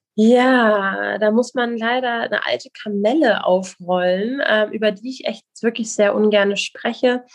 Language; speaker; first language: German; native; German